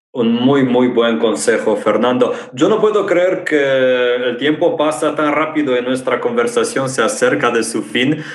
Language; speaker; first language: Spanish; non-native, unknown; Romanian